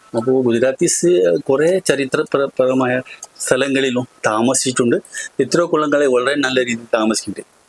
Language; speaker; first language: Malayalam; non-native, local second language; Gujarati